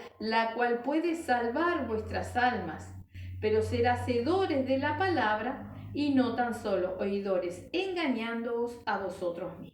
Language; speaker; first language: Spanish; native; Spanish